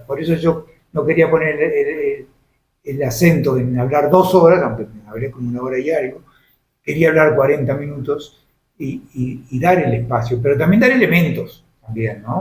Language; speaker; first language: Spanish; native; Spanish